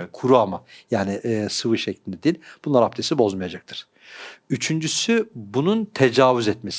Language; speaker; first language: Turkish; native; Turkish